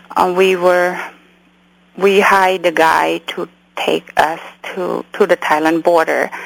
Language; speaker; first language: English; early bilingual, other home language; Khmer